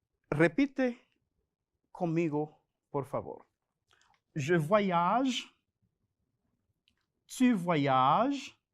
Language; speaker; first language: Spanish; non-native, fluent; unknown